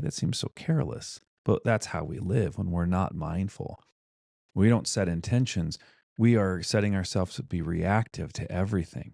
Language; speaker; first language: English; native; English